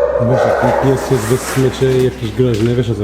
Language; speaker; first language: Polish; native; Polish